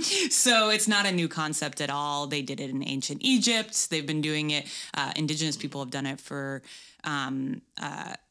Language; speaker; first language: English; native; English